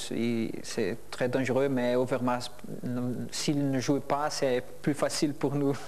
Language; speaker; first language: French; non-native, learner; Portuguese